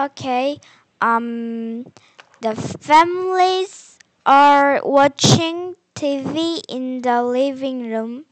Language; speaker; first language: English; non-native, learner; Korean